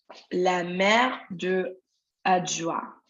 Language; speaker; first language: French; non-native, learner; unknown